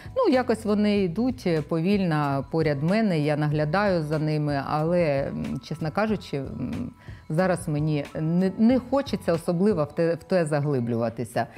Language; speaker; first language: Ukrainian; non-native, local second language; Russian